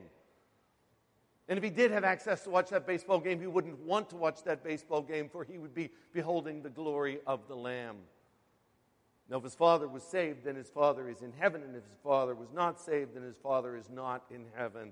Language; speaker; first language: English; native; English